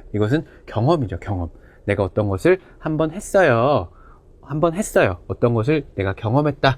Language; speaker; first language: Korean; native; Korean